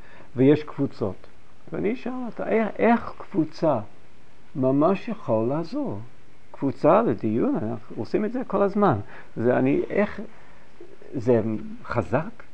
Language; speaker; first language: Hebrew; non-native, fluent; English